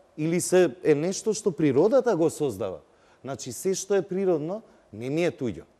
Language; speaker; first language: Macedonian; non-native, local second language; Albanian